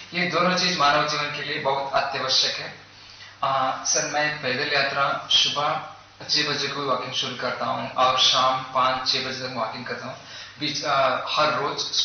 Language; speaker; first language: Hindi; non-native, local second language; Kannada